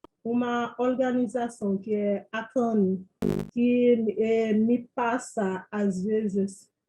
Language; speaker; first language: Portuguese; non-native, fluent; Haitian Creole